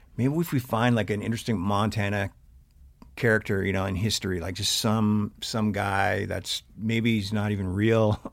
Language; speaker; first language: English; native; English